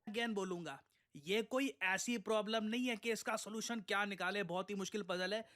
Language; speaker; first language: Hindi; native; Hindi